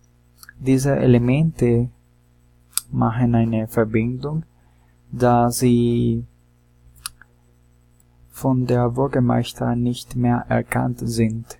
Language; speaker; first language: German; non-native, learner; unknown